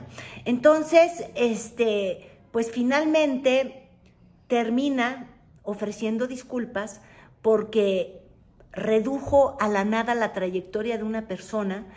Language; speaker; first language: Spanish; native; Spanish